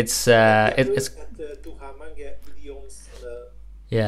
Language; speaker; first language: Danish; non-native, learner; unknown